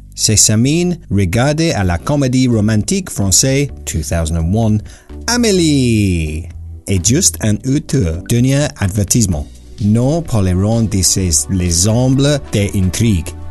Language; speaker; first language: French; non-native, learner; English